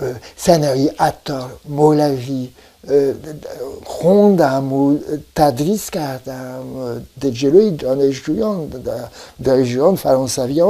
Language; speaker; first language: Persian; non-native, fluent; French